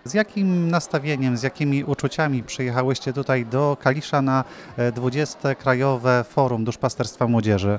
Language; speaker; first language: Polish; native; Polish